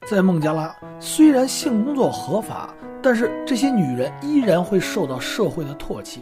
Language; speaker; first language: Chinese; native; Chinese